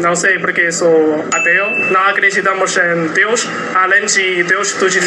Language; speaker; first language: Portuguese; non-native, learner; Chinese